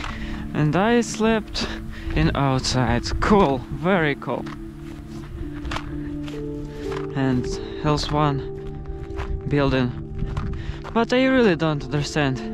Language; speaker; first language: English; non-native, learner; Russian